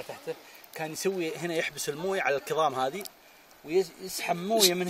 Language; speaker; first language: Arabic; native; Arabic